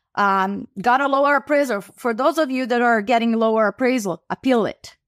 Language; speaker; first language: English; non-native, fluent; Portuguese